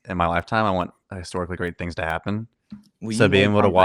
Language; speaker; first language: English; native; English